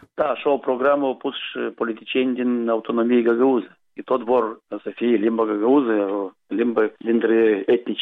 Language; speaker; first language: Romanian; non-native, local second language; Gagauz